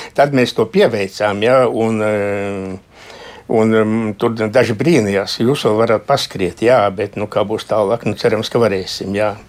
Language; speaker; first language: Latvian; native; Latvian